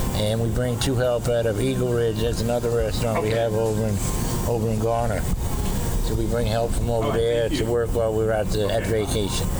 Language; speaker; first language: English; native; English